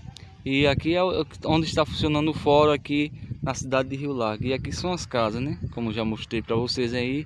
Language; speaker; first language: Portuguese; native; Portuguese